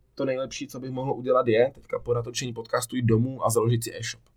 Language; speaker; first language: Czech; native; Czech